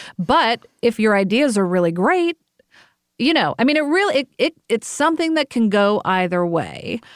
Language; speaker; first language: English; native; English